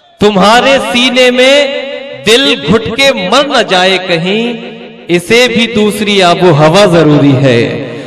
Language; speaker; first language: Urdu; native; Urdu